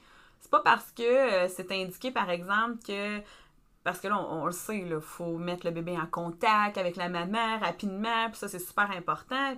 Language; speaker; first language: French; native; French